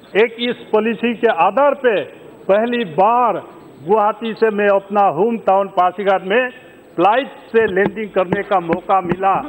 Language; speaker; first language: Hindi; non-native, local second language; Adi